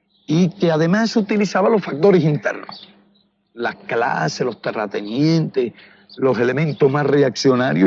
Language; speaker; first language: Spanish; native; Spanish